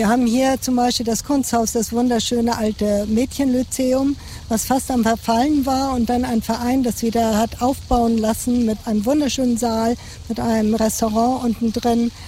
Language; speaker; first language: German; native; German